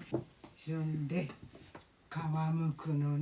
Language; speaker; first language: Japanese; native; Japanese